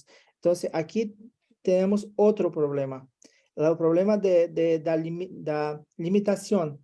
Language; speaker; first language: Spanish; non-native, learner; Portuguese